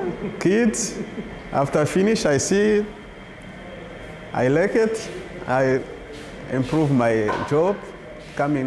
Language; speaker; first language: English; non-native, learner; Kinyarwanda